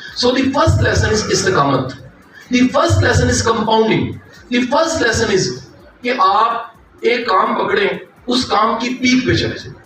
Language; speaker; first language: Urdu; non-native, local second language; Punjabi